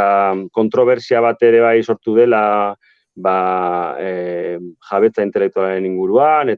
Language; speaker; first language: Basque; native; Basque